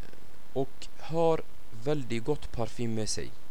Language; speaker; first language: Swedish; non-native, fluent; Arabic